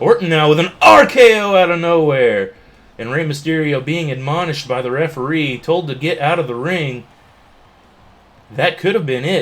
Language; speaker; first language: English; native; English